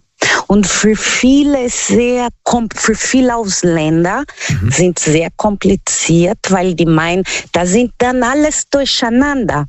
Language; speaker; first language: German; non-native, learner; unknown